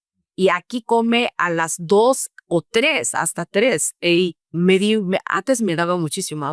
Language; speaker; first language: Spanish; non-native, fluent; Korean